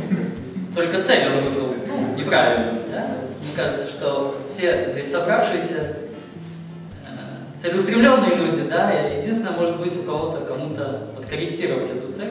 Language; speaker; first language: Russian; native; Russian